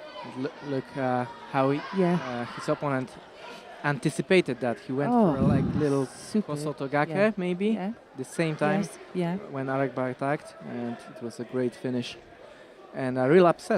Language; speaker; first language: English; non-native, fluent; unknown